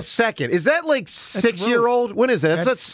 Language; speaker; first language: English; native; English